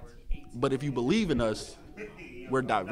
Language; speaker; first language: English; native; English